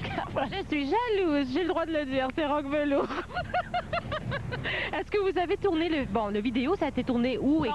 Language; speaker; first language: French; native; French